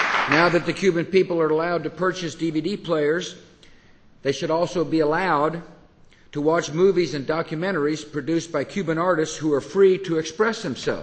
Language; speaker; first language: English; native; English